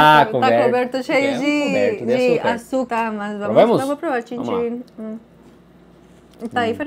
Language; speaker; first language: Portuguese; non-native, fluent; Spanish